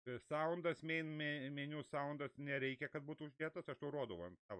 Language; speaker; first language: Lithuanian; native; Lithuanian